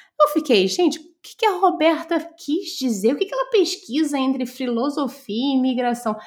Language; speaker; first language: Portuguese; native; Portuguese